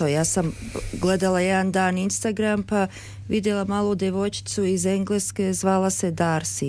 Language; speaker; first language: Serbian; early bilingual, heritage; Serbian